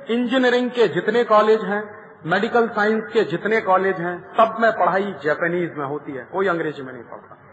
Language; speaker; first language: Hindi; native; Hindi